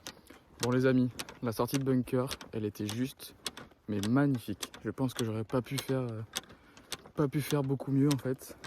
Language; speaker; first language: French; native; French